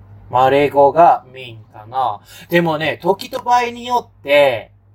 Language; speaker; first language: Japanese; non-native, fluent; Malay